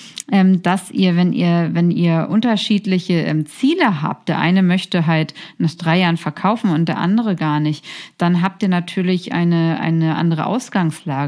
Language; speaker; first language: German; native; German